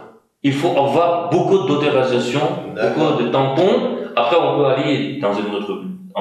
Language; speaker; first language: French; non-native, fluent; Uyghur